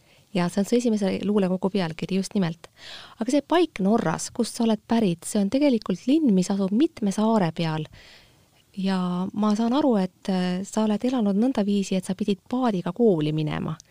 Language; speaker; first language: Estonian; native; Estonian